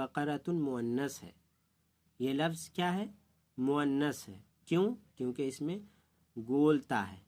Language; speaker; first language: Urdu; native; Urdu